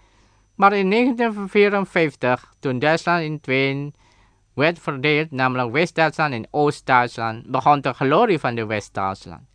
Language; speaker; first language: Dutch; non-native, learner; Indonesian